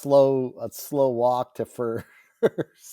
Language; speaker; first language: English; native; English